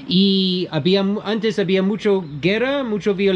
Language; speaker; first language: Spanish; non-native, learner; English